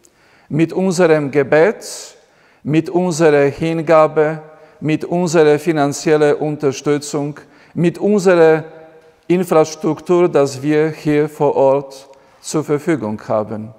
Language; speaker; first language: German; non-native, fluent; Polish